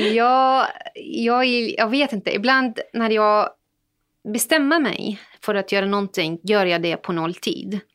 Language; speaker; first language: Swedish; non-native, fluent; Arabic